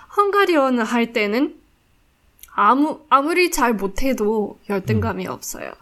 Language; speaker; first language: Korean; non-native, fluent; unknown